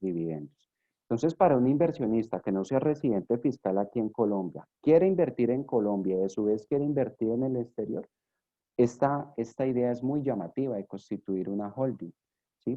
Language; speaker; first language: Spanish; native; Spanish